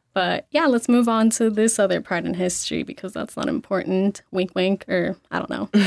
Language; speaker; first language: English; early bilingual, other home language; Spanish